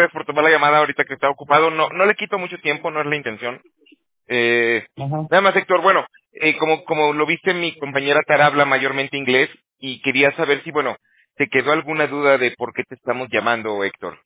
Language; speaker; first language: Spanish; native; Spanish